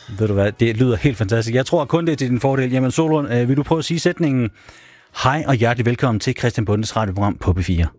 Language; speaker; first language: Danish; native; Danish